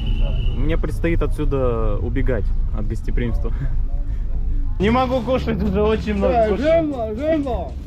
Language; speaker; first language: Russian; native; Russian